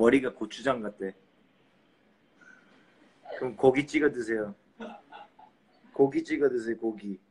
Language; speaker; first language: Korean; early bilingual, heritage; Korean